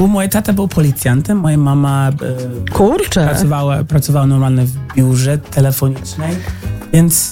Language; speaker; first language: Polish; early bilingual, heritage; English